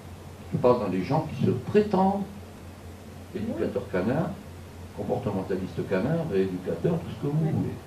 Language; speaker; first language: French; native; French